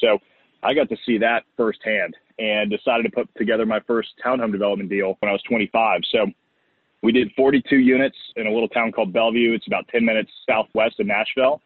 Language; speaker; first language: English; native; English